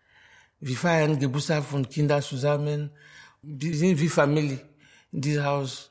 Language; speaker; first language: German; non-native, learner; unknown